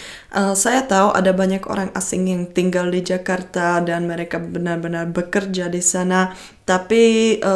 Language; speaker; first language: Indonesian; non-native, fluent; Czech